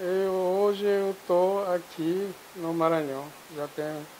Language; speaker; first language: Portuguese; non-native, fluent; Japanese